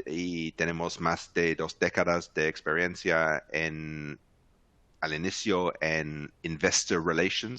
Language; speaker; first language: Spanish; non-native, fluent; English